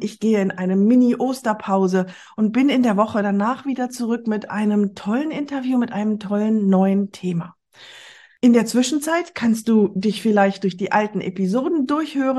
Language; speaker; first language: German; native; German